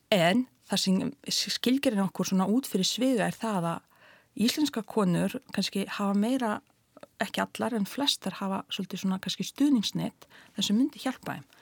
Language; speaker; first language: Icelandic; non-native, fluent; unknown